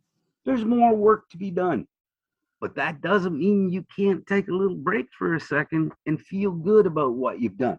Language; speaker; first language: English; native; English